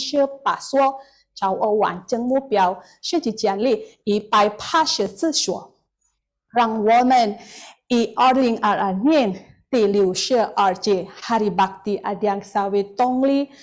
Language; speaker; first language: Chinese; non-native, learner; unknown